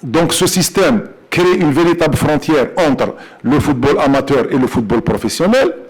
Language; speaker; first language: French; non-native, local second language; Arabic